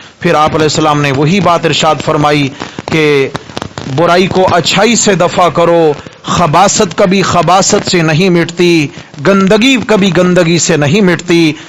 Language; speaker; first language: Urdu; non-native, local second language; Punjabi